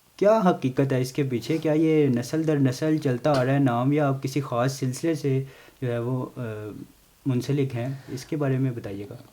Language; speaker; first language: Urdu; non-native, local second language; Punjabi